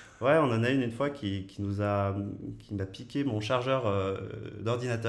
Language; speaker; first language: French; native; French